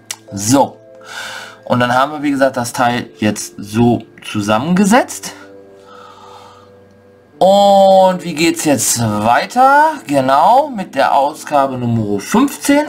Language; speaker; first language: German; native; German